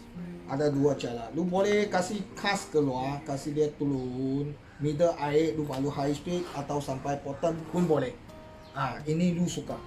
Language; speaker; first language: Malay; non-native, local second language; Chinese